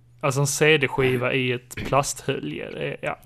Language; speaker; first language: Swedish; native; Swedish